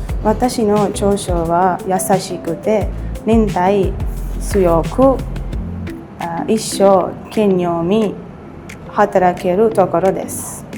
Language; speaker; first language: Japanese; non-native, learner; Sinhala